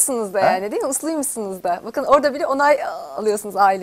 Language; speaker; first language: Turkish; native; Turkish